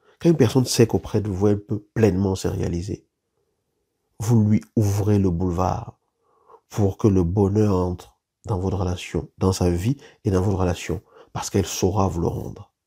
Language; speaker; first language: French; native; French